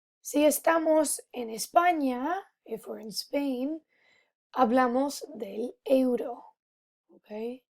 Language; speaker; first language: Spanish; non-native, fluent; English